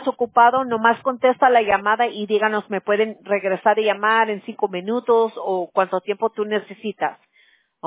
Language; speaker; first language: Spanish; early bilingual, heritage; English